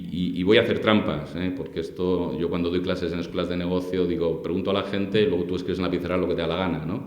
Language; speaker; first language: Spanish; native; Spanish